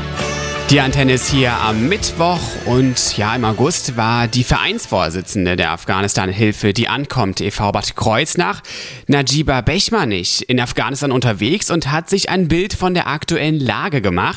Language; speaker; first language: German; native; German